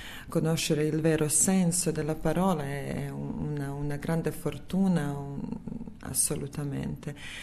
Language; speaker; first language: Italian; non-native, fluent; Serbian